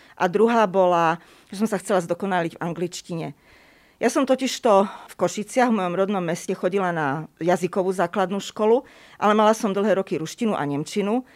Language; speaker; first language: Slovak; native; Slovak